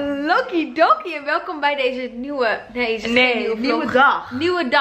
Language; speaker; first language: Dutch; native; Dutch